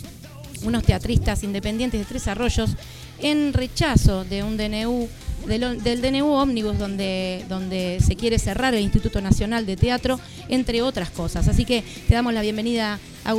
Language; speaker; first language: Spanish; native; Spanish